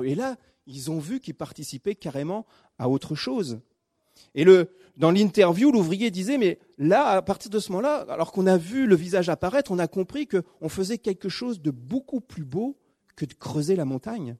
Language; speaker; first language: French; native; French